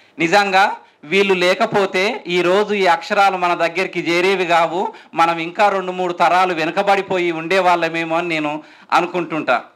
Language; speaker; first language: Telugu; native; Telugu